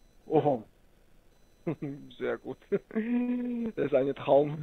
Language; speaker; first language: German; non-native, learner; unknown